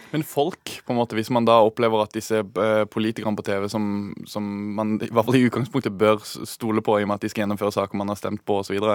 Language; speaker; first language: Norwegian; native; Norwegian